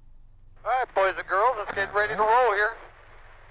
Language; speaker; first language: English; native; English